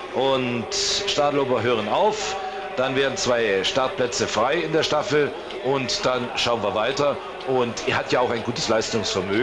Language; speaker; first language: German; native; German